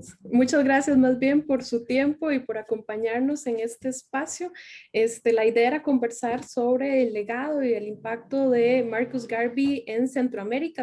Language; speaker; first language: Spanish; native; Spanish